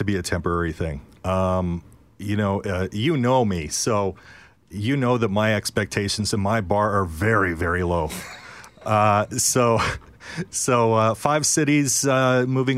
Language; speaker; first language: English; native; English